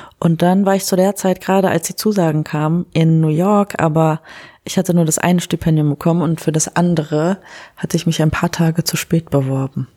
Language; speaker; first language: German; early bilingual, other home language; Kurdish